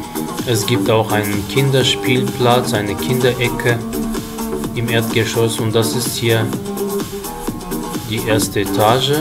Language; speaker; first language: German; non-native, fluent; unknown